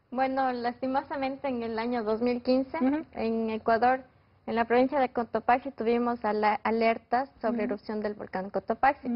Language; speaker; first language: Spanish; native; Spanish